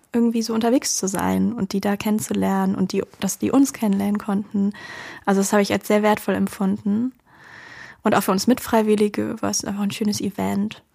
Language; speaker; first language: German; native; German